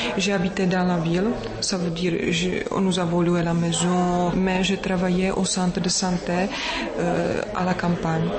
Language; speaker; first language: French; non-native, learner; Czech